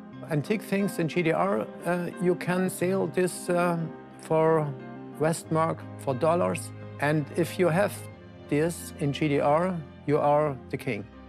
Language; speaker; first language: English; non-native, learner; German